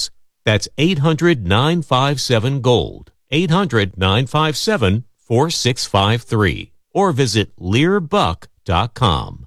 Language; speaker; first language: English; native; English